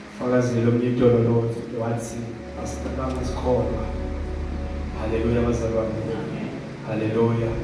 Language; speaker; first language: Zulu; non-native, local second language; Swati